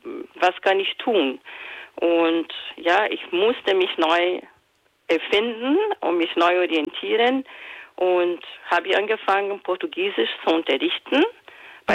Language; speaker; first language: German; non-native, fluent; Portuguese